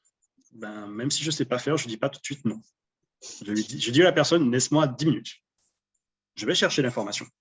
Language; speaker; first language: French; native; French